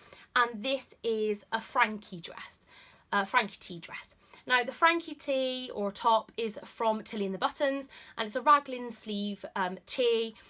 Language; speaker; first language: English; native; English